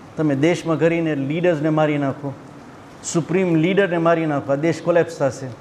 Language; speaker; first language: Gujarati; early bilingual, heritage; Gujarati